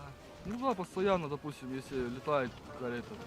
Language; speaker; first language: Russian; native; Russian